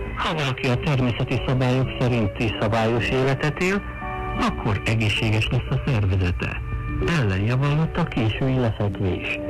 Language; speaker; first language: Hungarian; non-native, fluent; Chinese